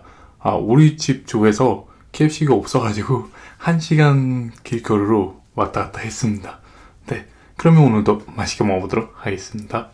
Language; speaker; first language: Korean; non-native, fluent; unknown